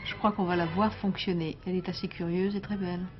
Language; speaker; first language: French; native; French